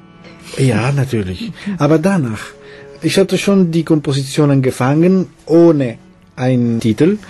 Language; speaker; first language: German; non-native, fluent; Italian